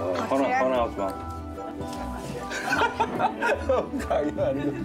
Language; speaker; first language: Chinese; non-native, learner; Korean